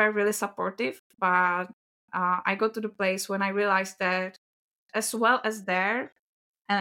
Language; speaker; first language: English; non-native, fluent; Czech